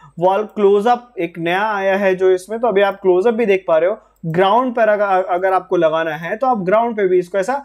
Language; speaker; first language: Hindi; native; Hindi